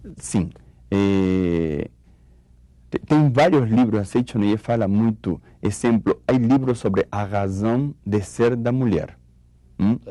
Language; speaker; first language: Portuguese; non-native, fluent; Spanish